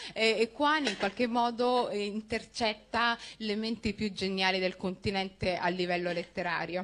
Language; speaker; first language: Italian; early bilingual, other home language; Somali